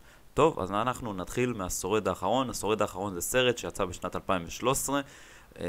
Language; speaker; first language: Hebrew; native; Hebrew